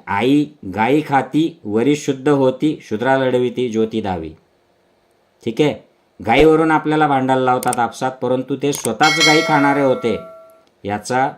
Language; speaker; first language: Marathi; non-native, local second language; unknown